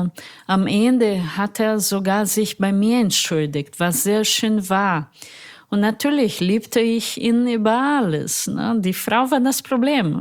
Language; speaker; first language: German; non-native, fluent; Portuguese